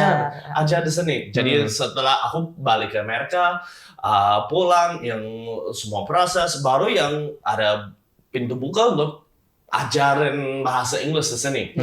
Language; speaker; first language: Indonesian; non-native, fluent; English